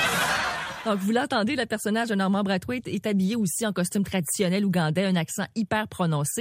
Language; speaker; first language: French; native; French